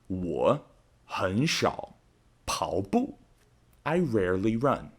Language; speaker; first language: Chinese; non-native, fluent; English